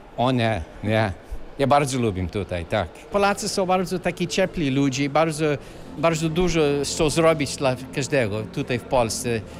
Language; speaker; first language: Polish; early bilingual, heritage; Polish